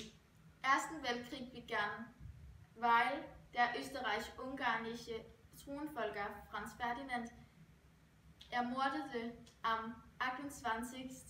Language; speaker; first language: German; non-native, learner; Danish